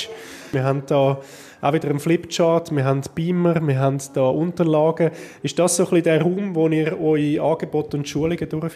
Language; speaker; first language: German; native; German